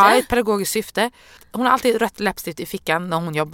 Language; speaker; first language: Swedish; native; Swedish